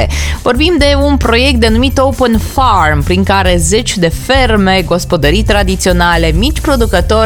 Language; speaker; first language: Romanian; native; Romanian